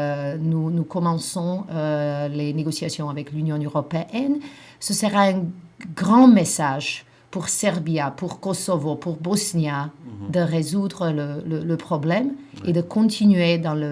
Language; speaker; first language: French; non-native, fluent; Macedonian